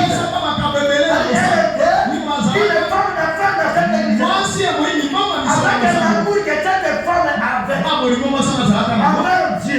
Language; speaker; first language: French; non-native, local second language; Lingala